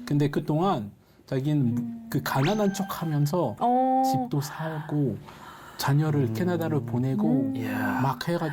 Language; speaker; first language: Korean; non-native, fluent; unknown